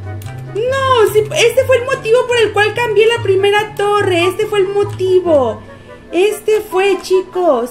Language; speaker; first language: Spanish; native; Spanish